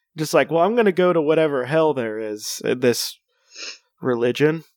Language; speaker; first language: English; early bilingual, other home language; Spanish